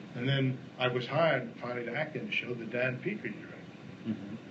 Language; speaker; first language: English; native; English